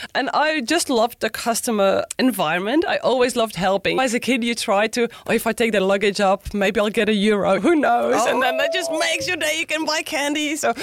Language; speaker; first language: English; non-native, fluent; Dutch